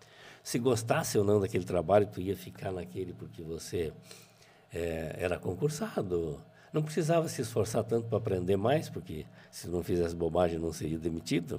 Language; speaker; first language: Portuguese; native; Portuguese